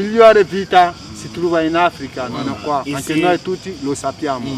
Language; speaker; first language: Italian; non-native, fluent; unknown